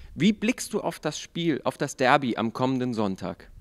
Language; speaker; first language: German; native; German